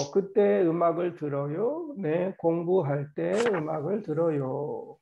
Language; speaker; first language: Korean; native; Korean